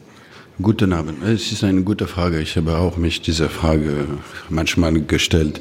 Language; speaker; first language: German; non-native, fluent; French